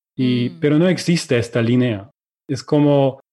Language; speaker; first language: Spanish; non-native, fluent; Russian